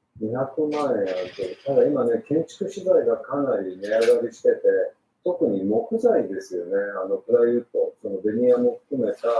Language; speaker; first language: Japanese; native; Japanese